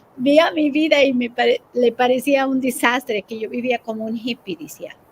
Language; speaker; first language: Spanish; early bilingual, heritage; Spanish